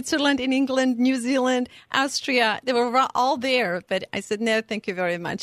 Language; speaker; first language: English; non-native, fluent; Serbian